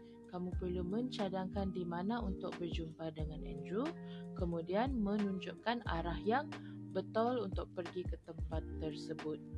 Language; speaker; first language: Malay; native; Malay